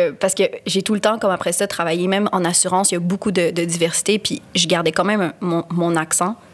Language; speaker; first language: French; early bilingual, other home language; Spanish